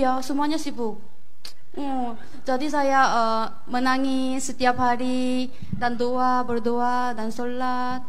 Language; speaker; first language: Indonesian; non-native, fluent; Korean